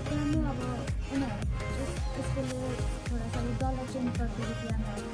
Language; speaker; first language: Hindi; non-native, learner; Nepali